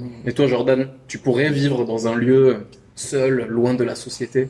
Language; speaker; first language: French; native; French